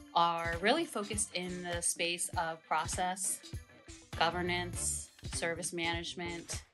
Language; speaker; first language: English; native; English